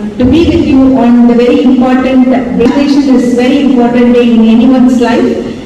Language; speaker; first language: English; non-native, local second language; Tamil